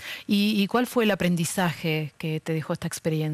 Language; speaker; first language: Spanish; native; Spanish